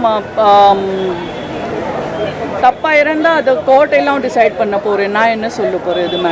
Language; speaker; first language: Tamil; non-native, fluent; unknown